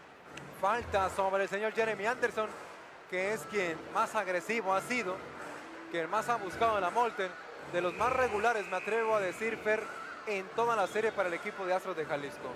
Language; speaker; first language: Spanish; native; Spanish